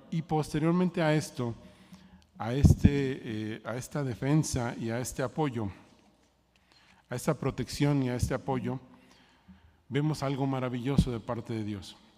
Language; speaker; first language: Spanish; native; Spanish